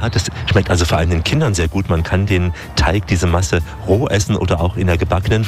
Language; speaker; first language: German; native; German